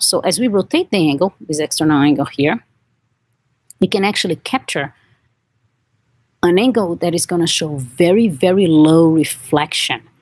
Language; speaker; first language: English; non-native, fluent; Portuguese